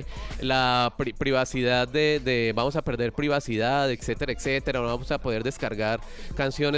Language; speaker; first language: Spanish; native; Spanish